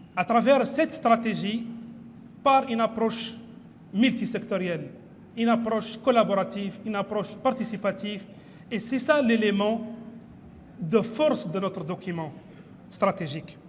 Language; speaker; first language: French; non-native, local second language; Arabic